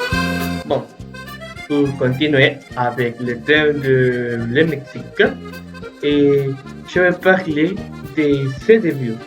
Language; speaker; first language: French; non-native, learner; Spanish